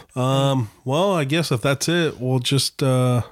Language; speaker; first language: English; native; English